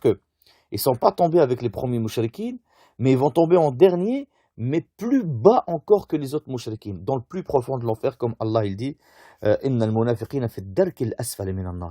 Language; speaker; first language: French; native; French